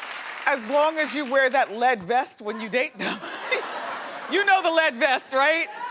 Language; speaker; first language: English; native; English